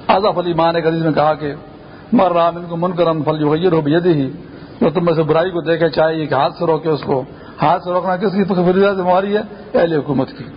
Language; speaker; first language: Urdu; non-native, local second language; Pashto